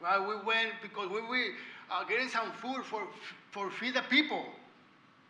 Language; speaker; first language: English; non-native, learner; Spanish